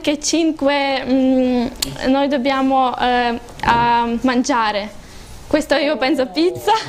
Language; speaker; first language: Italian; non-native, learner; Russian